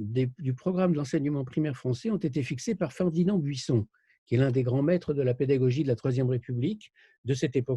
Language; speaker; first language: French; native; French